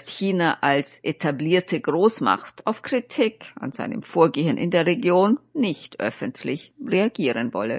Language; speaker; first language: German; native; German